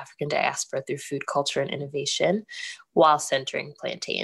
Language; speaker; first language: English; native; English